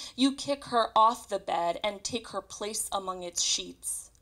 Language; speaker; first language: English; native; English